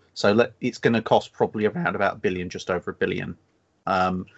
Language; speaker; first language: English; native; English